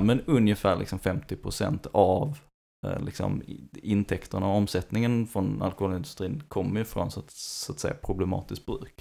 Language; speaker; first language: Swedish; native; Swedish